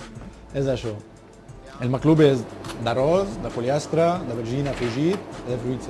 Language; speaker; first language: Catalan; non-native, learner; Arabic